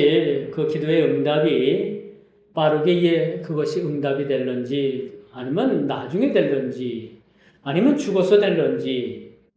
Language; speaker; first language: Korean; native; Korean